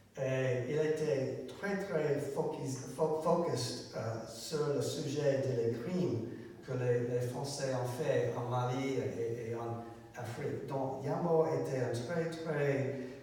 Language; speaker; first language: French; non-native, learner; English